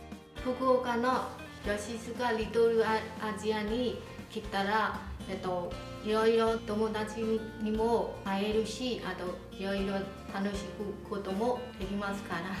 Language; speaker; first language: Japanese; non-native, learner; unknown